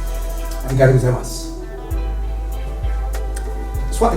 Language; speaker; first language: Japanese; non-native, learner; English